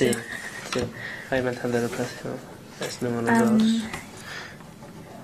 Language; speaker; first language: Spanish; non-native, learner; English